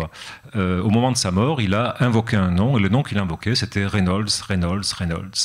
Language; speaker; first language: French; native; French